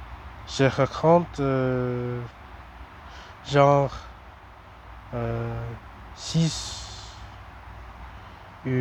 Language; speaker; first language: French; non-native, learner; English